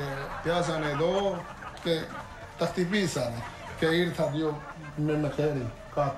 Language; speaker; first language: Greek; non-native, learner; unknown